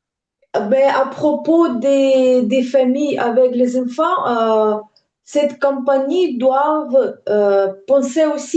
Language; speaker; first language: French; non-native, learner; Ukrainian